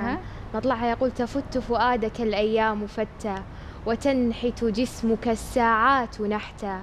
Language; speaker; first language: Arabic; native; Arabic